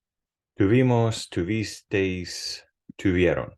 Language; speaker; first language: Spanish; non-native, fluent; English